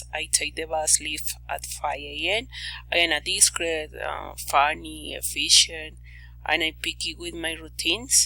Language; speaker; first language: English; non-native, learner; Spanish